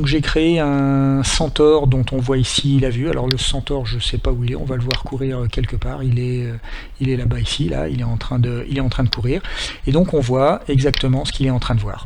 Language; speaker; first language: French; native; French